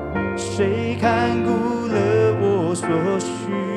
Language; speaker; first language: Chinese; native; Chinese